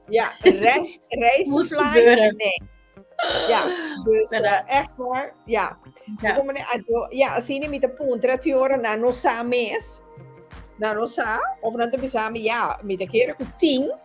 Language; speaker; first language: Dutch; non-native, local second language; Papiamento